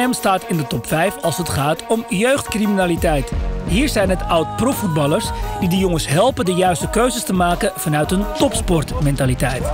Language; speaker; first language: Dutch; native; Dutch